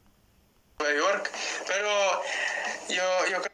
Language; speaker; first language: Spanish; non-native, learner; English